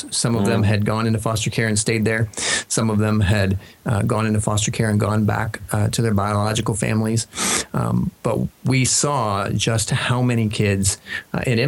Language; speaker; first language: English; native; English